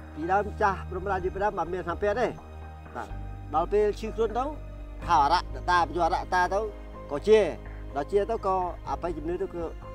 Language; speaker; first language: Khmer; non-native, local second language; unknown